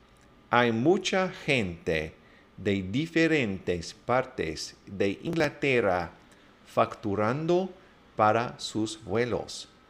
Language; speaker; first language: Spanish; non-native, fluent; English